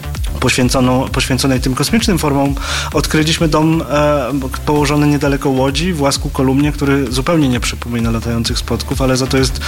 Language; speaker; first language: Polish; native; Polish